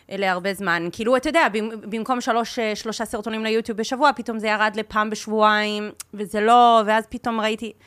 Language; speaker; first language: Hebrew; early bilingual, heritage; English